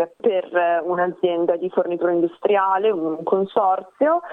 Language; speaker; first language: Italian; native; Italian